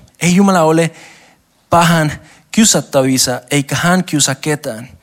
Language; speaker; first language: Finnish; non-native, learner; Spanish